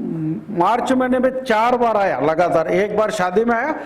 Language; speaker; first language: Hindi; non-native, local second language; Marathi